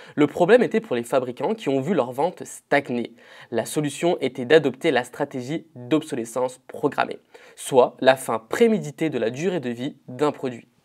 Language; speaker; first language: French; native; French